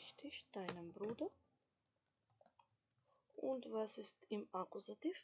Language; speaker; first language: German; non-native, fluent; Macedonian